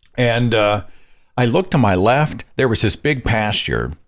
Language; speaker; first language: English; native; English